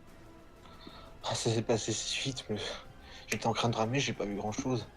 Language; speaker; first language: French; native; French